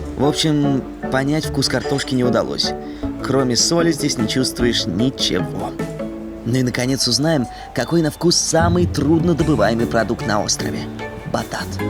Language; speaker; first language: Russian; native; Russian